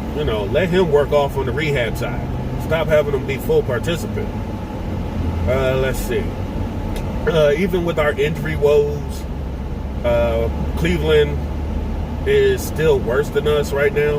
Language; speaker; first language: English; native; English